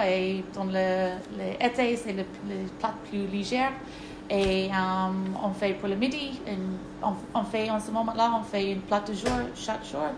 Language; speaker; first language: French; non-native, learner; English